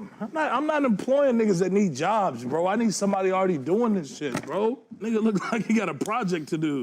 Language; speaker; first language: English; native; English